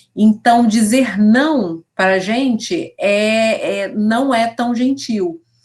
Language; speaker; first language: Portuguese; native; Portuguese